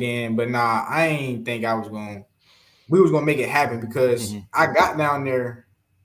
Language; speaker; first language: English; native; English